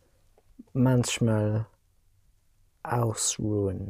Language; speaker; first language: German; non-native, learner; English